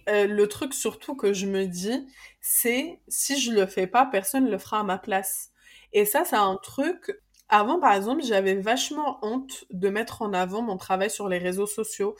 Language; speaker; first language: French; early bilingual, other home language; Arabic